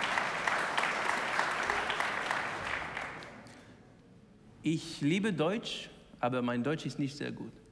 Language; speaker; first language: German; non-native, learner; English